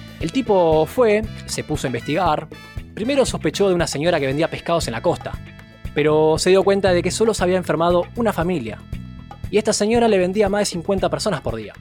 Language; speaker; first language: Spanish; native; Spanish